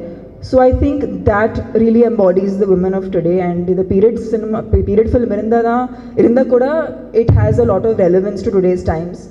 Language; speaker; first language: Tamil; non-native, learner; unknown